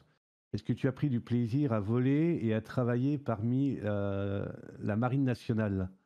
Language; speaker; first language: French; native; French